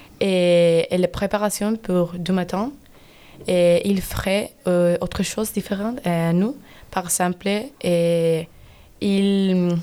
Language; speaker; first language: French; non-native, learner; Spanish